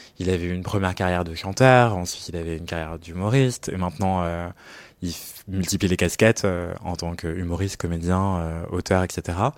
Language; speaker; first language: French; native; French